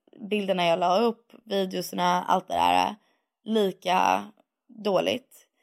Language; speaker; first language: Swedish; early bilingual, heritage; Swedish